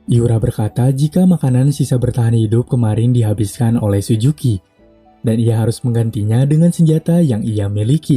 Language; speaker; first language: Indonesian; native; Indonesian